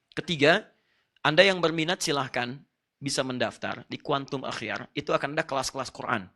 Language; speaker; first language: Indonesian; non-native, fluent; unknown